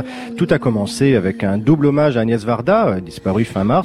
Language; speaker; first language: French; native; French